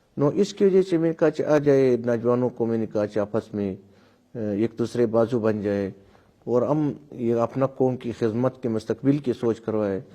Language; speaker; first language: Urdu; non-native, local second language; Pashto